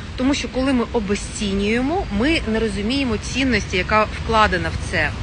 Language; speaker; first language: Ukrainian; non-native, local second language; Russian